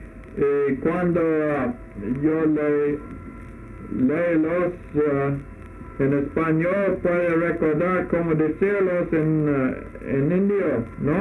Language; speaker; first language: Spanish; non-native, learner; English